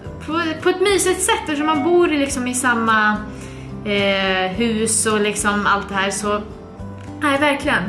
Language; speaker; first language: Swedish; native; Swedish